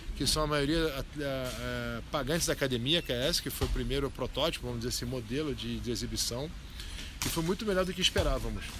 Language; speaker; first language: Portuguese; early bilingual, other home language; Arabic